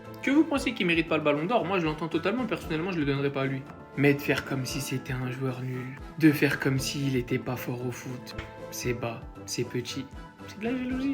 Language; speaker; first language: French; native; French